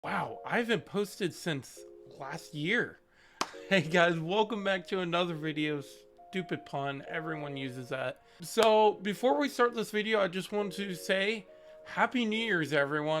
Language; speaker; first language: English; native; English